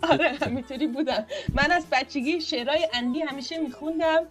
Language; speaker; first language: Persian; early bilingual, heritage; Persian